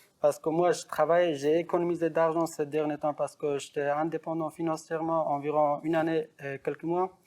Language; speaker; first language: French; non-native, fluent; Persian